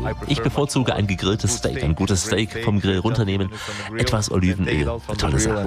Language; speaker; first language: German; native; German